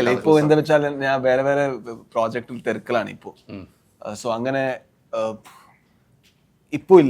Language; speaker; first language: Malayalam; non-native, learner; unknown